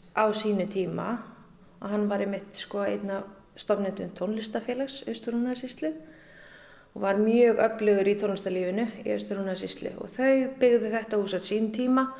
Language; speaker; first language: Icelandic; native; Icelandic